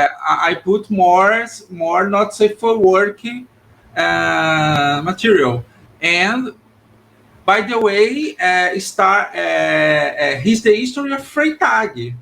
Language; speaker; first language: English; non-native, learner; Portuguese